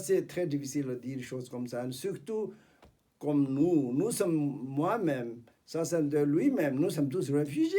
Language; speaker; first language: French; non-native, fluent; Tibetan